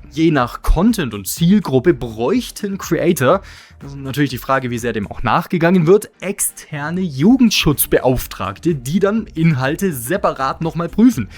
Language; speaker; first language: German; native; German